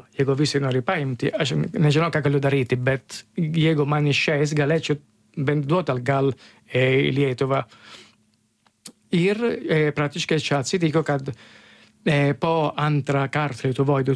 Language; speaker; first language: Lithuanian; non-native, learner; Italian